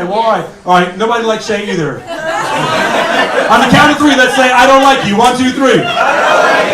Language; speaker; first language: English; native; English